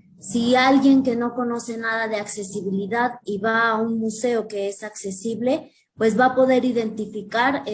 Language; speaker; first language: Spanish; native; Spanish